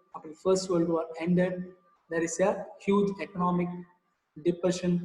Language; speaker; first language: English; non-native, local second language; Tamil